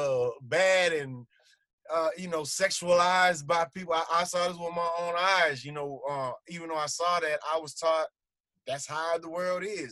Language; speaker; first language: English; native; English